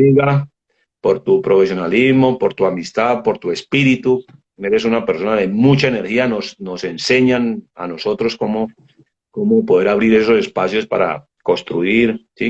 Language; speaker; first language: Spanish; native; Spanish